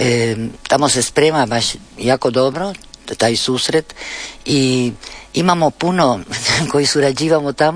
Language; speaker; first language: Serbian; early bilingual, heritage; Spanish